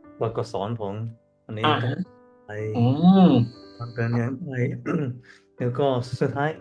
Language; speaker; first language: Thai; non-native, learner; Cantonese